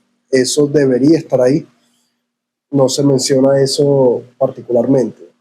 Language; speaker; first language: Spanish; native; Spanish